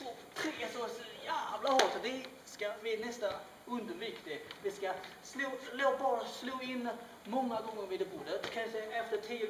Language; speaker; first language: Swedish; non-native, learner; Chinese